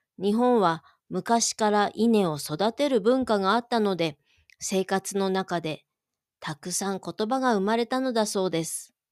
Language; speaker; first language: Japanese; native; Japanese